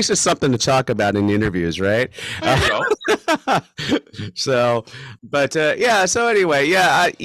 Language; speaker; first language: English; native; English